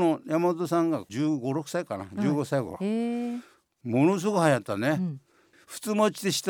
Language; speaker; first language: Japanese; native; Japanese